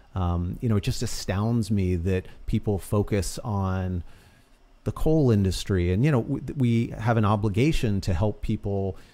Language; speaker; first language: English; native; English